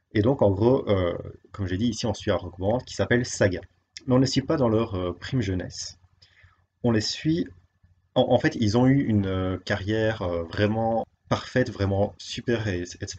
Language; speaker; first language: French; native; French